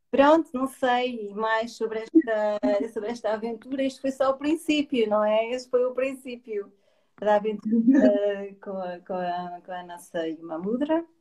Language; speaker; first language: Portuguese; native; Portuguese